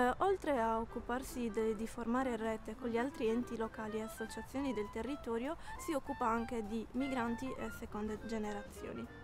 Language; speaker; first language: Italian; early bilingual, other home language; Arabic